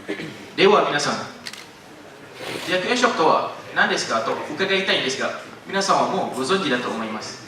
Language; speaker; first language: Japanese; non-native, learner; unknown